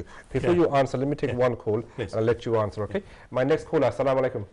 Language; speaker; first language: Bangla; early bilingual, heritage; Sylheti